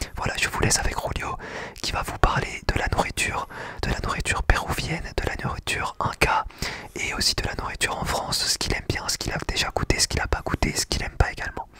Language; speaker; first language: French; native; French